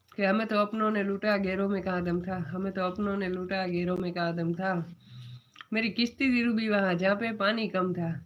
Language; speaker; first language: Hindi; non-native, local second language; Gujarati